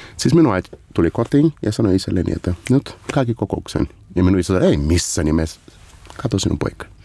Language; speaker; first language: Finnish; non-native, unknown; Portuguese